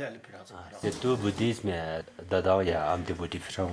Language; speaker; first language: French; non-native, learner; Sherpa